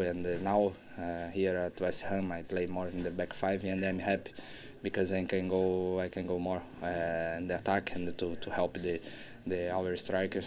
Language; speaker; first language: English; non-native, learner; Portuguese